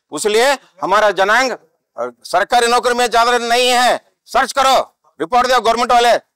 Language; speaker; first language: Hindi; non-native, local second language; Kannada